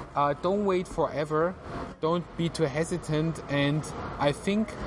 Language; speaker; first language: English; non-native, fluent; German